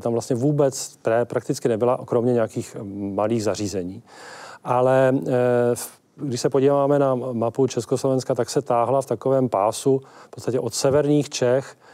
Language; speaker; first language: Czech; native; Czech